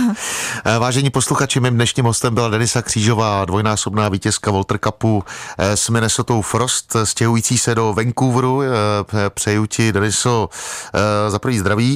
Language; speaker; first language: Czech; native; Czech